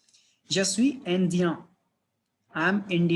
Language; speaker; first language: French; non-native, fluent; Hindi